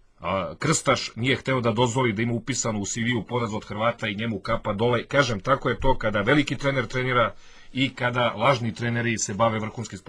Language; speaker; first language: Serbian; native; Serbian